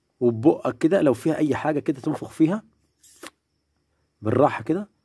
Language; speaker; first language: Arabic; native; Arabic